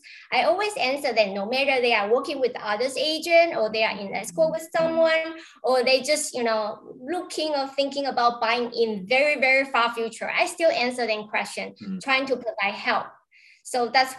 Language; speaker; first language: English; non-native, fluent; Chinese